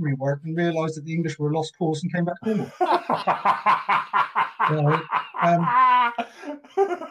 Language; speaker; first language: English; native; English